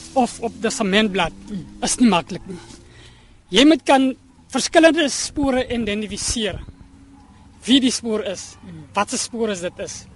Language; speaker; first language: Afrikaans; native; Afrikaans